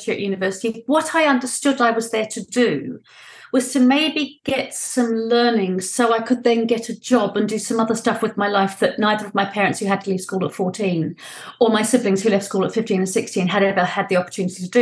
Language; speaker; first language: English; native; English